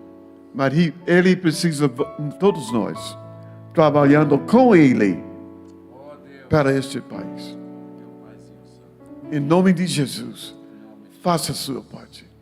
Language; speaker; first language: Portuguese; non-native, learner; English